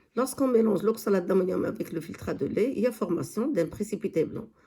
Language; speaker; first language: French; non-native, local second language; Arabic